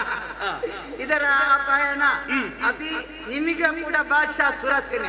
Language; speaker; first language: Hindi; non-native, local second language; Kannada